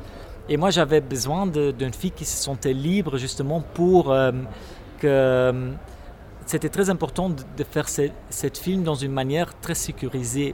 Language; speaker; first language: French; non-native, local second language; Dutch